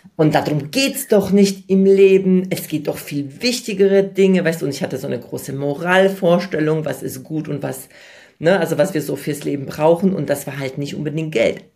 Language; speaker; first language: German; early bilingual, other home language; Polish